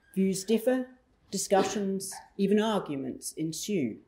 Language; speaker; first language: English; native; English